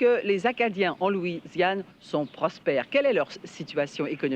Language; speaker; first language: French; native; French